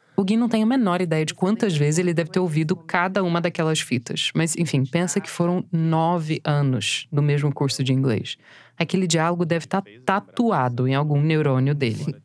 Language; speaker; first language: Portuguese; non-native, fluent; English